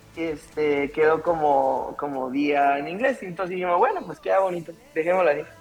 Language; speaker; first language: Spanish; native; Spanish